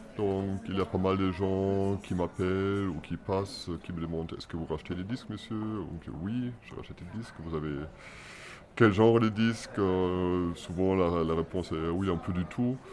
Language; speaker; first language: French; non-native, fluent; German